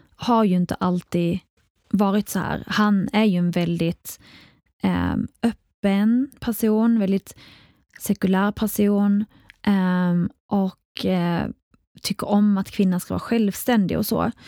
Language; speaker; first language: Swedish; early bilingual, other home language; Arabic